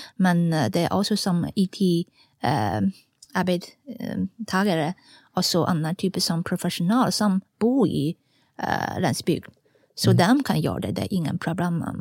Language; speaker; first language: Swedish; non-native, fluent; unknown